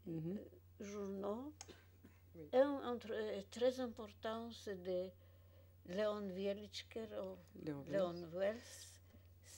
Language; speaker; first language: French; non-native, fluent; Polish